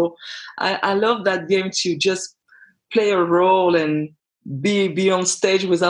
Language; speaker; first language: English; non-native, fluent; French